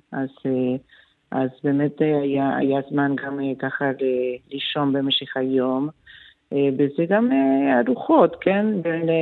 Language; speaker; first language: Hebrew; non-native, fluent; Spanish